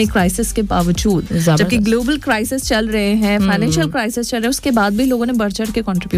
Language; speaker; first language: Hindi; native; Hindi